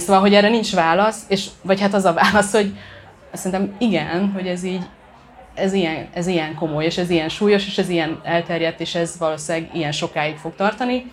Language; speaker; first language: Hungarian; native; Hungarian